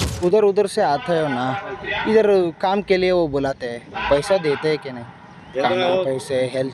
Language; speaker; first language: Hindi; non-native, local second language; Kannada